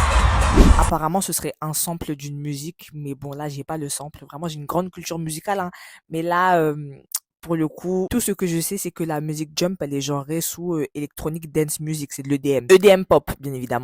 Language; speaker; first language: French; native; French